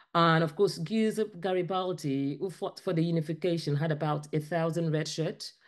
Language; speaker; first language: English; non-native, local second language; Ibibio